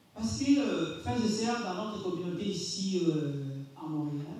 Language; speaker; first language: French; non-native, local second language; Lingala